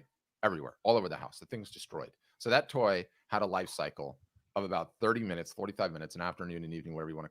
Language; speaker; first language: English; native; English